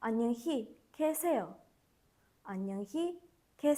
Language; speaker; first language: Korean; non-native, fluent; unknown